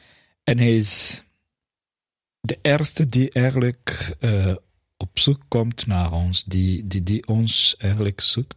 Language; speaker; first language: Dutch; non-native, fluent; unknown